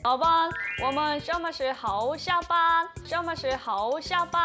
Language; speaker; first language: Chinese; non-native, learner; Korean